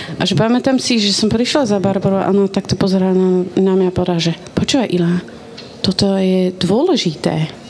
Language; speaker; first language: Slovak; non-native, fluent; Dutch